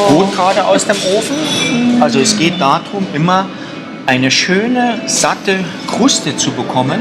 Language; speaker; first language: German; native; German